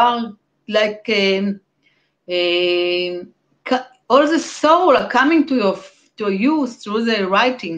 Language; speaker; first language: English; non-native, fluent; Hebrew